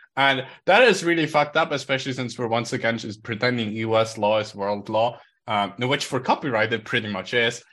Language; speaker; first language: English; non-native, fluent; Swiss German